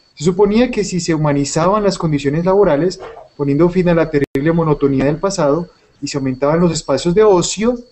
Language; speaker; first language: Spanish; native; Spanish